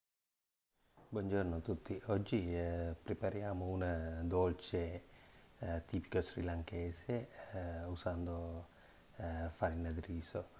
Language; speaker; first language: Italian; non-native, learner; Sinhala